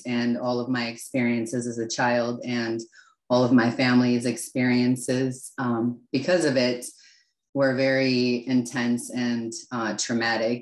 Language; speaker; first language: English; non-native, fluent; Russian